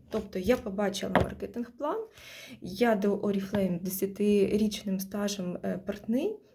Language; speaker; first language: Ukrainian; non-native, local second language; Russian